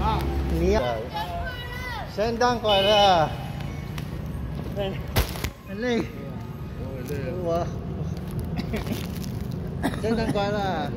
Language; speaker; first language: Chinese; non-native, learner; Filipino